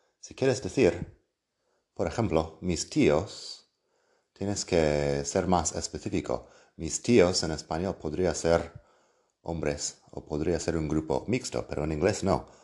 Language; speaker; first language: Spanish; non-native, fluent; English